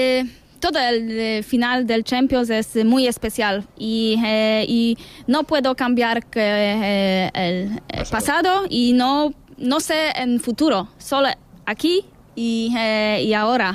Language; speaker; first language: Spanish; non-native, learner; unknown